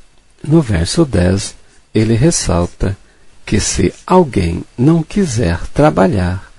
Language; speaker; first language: Portuguese; native; Portuguese